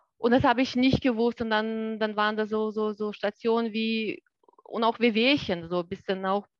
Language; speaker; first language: German; non-native, fluent; Lithuanian